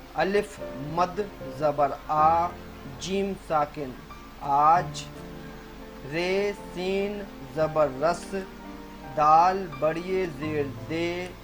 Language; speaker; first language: Urdu; native; Urdu